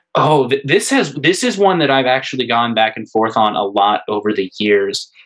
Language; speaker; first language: English; native; English